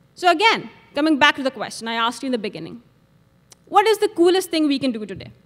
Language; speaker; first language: English; non-native, local second language; Urdu